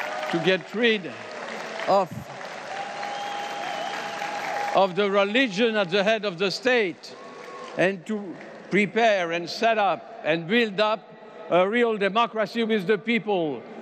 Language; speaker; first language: English; non-native, fluent; French